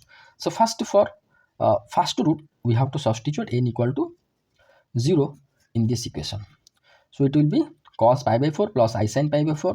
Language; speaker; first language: English; non-native, local second language; Odia